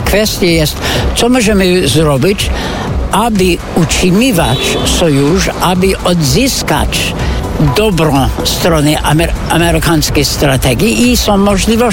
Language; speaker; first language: Polish; non-native, fluent; English